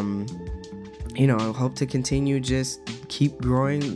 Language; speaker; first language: English; native; English